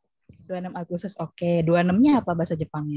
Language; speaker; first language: Indonesian; native; Indonesian